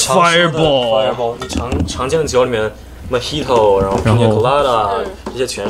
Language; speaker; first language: Chinese; native; Chinese